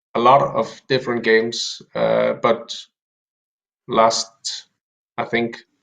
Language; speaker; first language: English; non-native, fluent; Danish